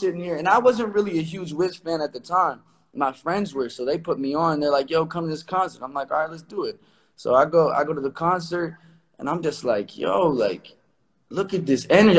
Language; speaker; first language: English; native; English